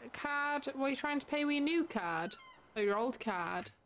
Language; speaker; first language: English; native; English